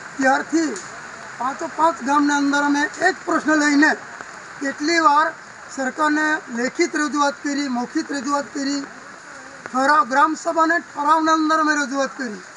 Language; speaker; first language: Gujarati; non-native, local second language; Kukna